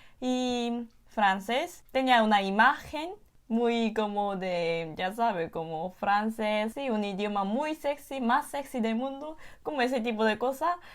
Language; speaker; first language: Spanish; non-native, fluent; Korean